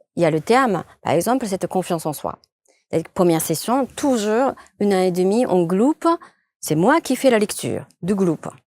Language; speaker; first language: French; non-native, fluent; Japanese